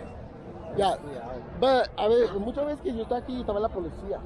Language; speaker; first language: Spanish; non-native, learner; English